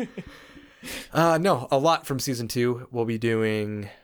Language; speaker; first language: English; native; English